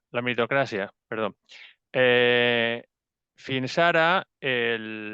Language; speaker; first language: Catalan; non-native, local second language; Spanish